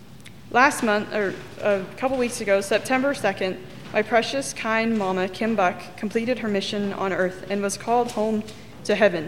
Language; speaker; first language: English; native; English